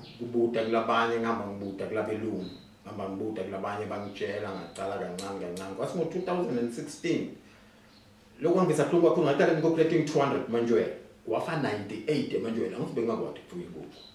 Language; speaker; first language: Zulu; non-native, local second language; Swati